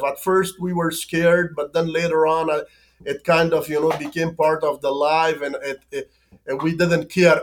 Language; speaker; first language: English; non-native, fluent; Persian